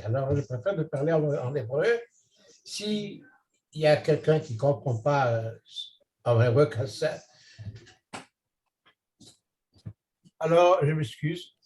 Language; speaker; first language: French; early bilingual, heritage; Hebrew